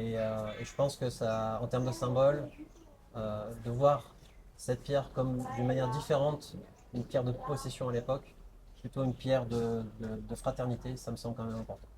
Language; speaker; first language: French; native; French